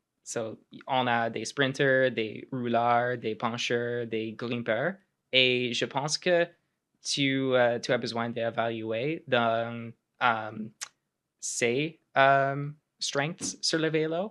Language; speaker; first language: French; non-native, local second language; English